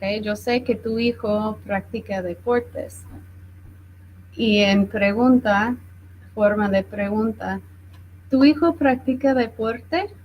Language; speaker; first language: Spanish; non-native, fluent; English